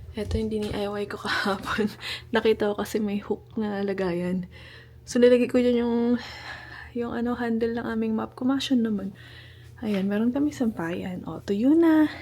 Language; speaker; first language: Filipino; native; Filipino